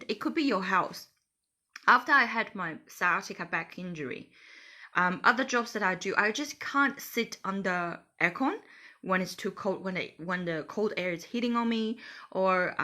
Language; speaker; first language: English; non-native, fluent; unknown